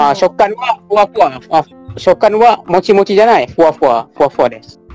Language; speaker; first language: Japanese; non-native, learner; Malay